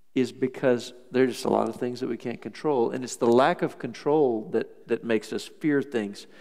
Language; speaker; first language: English; native; English